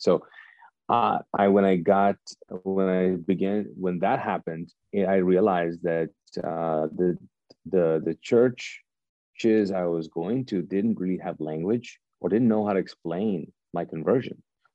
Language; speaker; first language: English; non-native, fluent; Urdu